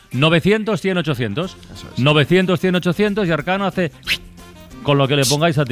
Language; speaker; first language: Spanish; native; Spanish